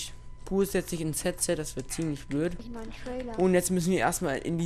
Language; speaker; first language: German; native; German